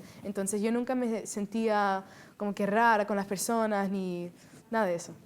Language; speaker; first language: Spanish; early bilingual, heritage; Spanish